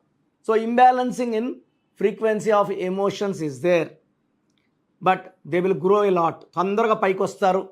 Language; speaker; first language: Telugu; native; Telugu